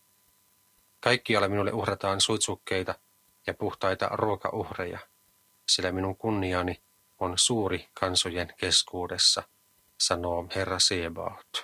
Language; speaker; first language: Finnish; native; Finnish